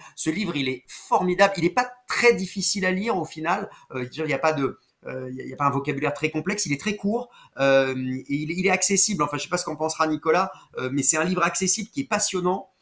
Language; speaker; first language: French; native; French